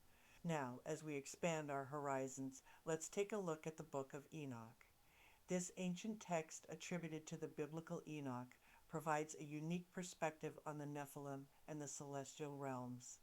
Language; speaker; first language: English; native; English